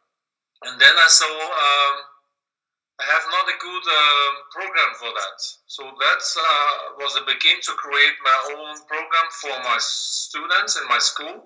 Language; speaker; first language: English; non-native, learner; German